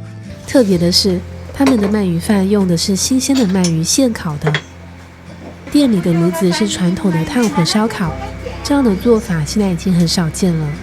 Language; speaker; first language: Chinese; native; Chinese